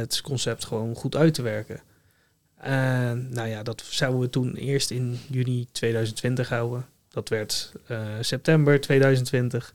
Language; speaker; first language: Dutch; native; Dutch